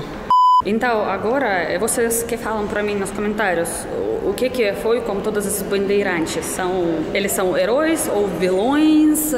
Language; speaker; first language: Portuguese; non-native, fluent; Russian